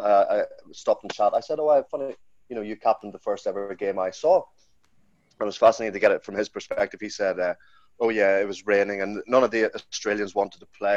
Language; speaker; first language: English; native; English